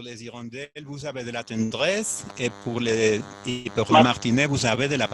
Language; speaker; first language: French; non-native, fluent; Spanish